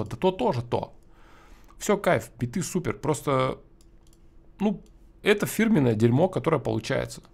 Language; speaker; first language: Russian; native; Russian